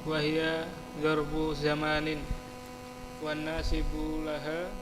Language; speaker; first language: Arabic; non-native, learner; Indonesian